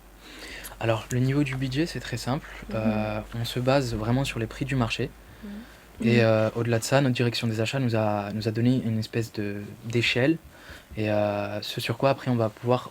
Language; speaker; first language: French; native; French